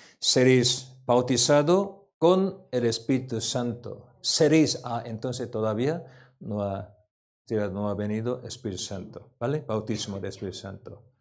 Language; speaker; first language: Spanish; non-native, learner; Korean